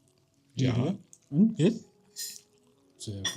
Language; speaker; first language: German; non-native, fluent; Amharic